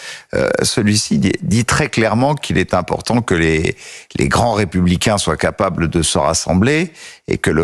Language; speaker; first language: French; native; French